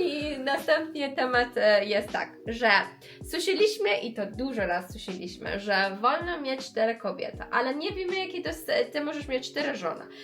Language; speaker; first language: Polish; non-native, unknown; Persian